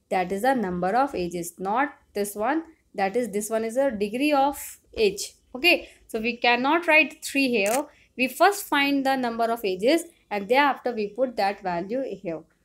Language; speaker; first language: Hindi; native; Hindi